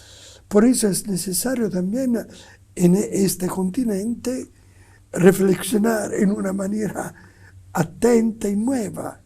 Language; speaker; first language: Spanish; non-native, fluent; Italian